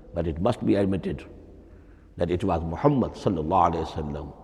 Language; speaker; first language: English; non-native, local second language; Urdu